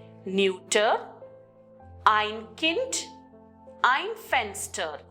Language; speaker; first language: German; non-native, fluent; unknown